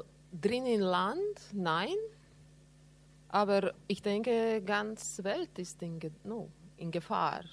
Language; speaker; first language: German; non-native, learner; Latvian